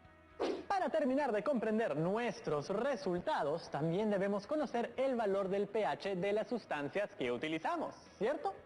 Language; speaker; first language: Spanish; native; Spanish